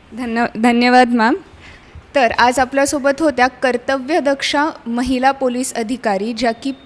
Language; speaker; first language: Marathi; native; Marathi